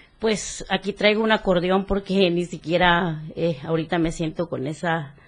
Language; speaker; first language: Spanish; native; Spanish